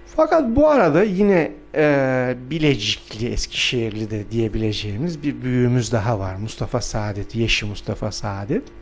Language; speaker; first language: Turkish; non-native, local second language; Adyghe